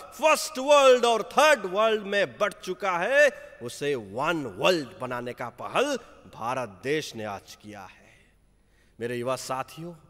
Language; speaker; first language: Hindi; non-native, local second language; Nepali